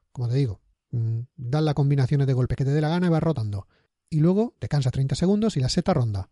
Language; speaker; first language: Spanish; native; Spanish